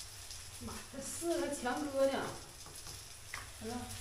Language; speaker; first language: Chinese; native; Chinese